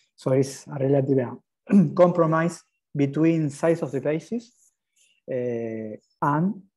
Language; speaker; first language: English; non-native, fluent; Spanish